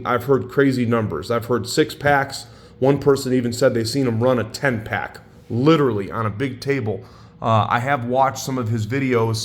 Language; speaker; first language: English; native; English